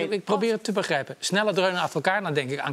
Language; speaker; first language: Dutch; native; Dutch